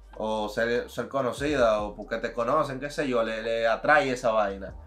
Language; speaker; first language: Spanish; native; Spanish